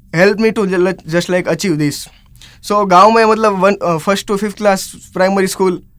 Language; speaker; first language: Hindi; non-native, local second language; Gujarati